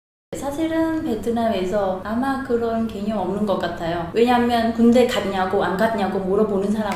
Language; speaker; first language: Korean; non-native, learner; Vietnamese